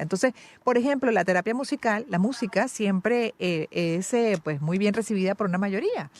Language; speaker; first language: Spanish; native; Spanish